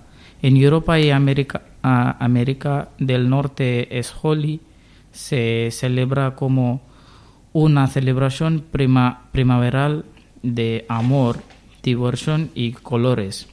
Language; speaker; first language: Spanish; non-native, learner; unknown